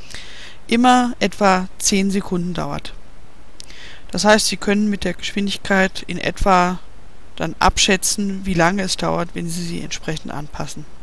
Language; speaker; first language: German; native; German